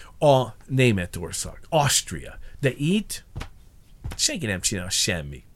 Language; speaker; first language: Hungarian; non-native, learner; English